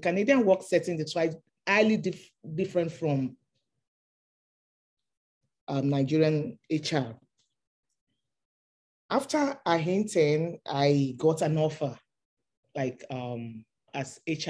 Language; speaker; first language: English; non-native, local second language; Yoruba